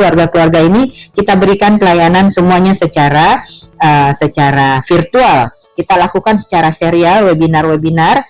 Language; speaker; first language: Indonesian; native; Indonesian